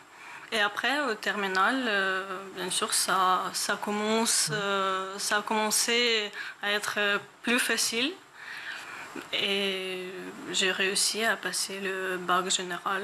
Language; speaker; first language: French; non-native, learner; Ukrainian